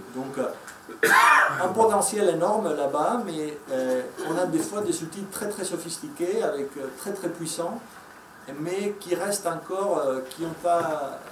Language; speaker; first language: French; non-native, fluent; Spanish